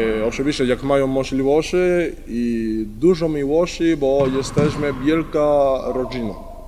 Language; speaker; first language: Polish; non-native, learner; Spanish